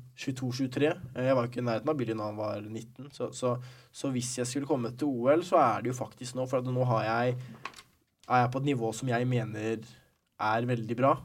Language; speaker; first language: Norwegian; early bilingual, other home language; Arabic